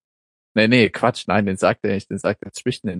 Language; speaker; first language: German; native; German